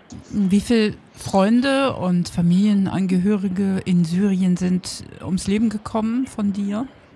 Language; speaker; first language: German; native; German